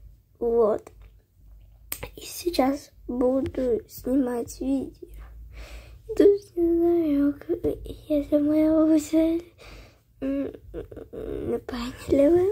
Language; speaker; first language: Russian; early bilingual, heritage; Russian